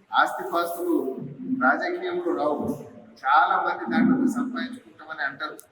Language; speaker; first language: Telugu; non-native, local second language; Lambadi